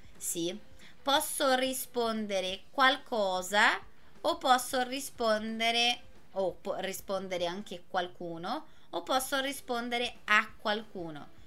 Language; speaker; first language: Italian; non-native, fluent; Portuguese